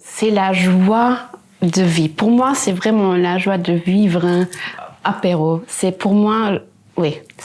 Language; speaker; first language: French; non-native, local second language; Luxembourgish